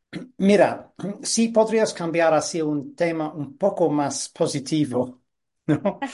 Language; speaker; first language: Spanish; non-native, fluent; English